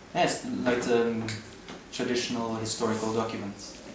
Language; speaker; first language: English; non-native, fluent; Norwegian